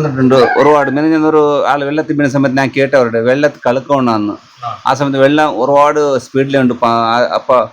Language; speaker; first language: Malayalam; non-native, learner; Kannada